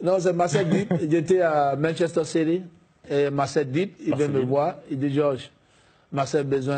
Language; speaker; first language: French; non-native, fluent; English